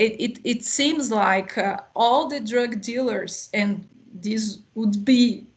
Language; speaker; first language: English; non-native, fluent; Portuguese